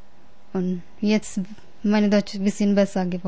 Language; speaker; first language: German; non-native, learner; Punjabi